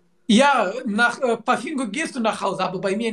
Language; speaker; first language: German; non-native, learner; Turkish